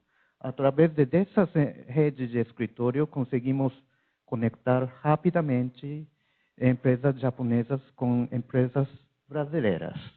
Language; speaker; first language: Portuguese; non-native, learner; Japanese